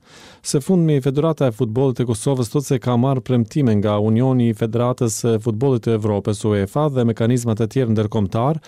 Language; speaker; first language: Albanian; native; Albanian